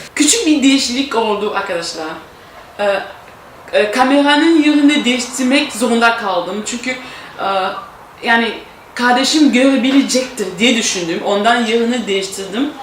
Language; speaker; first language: Turkish; non-native, fluent; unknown